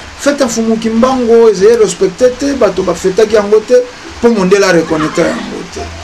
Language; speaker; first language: Lingala; native; Lingala